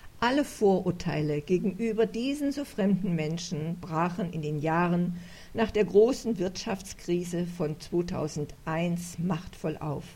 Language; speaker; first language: German; native; German